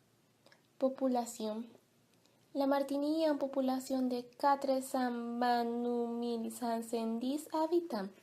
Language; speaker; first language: French; non-native, learner; Spanish